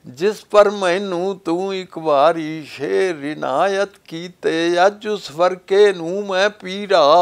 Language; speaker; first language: Punjabi; native; Punjabi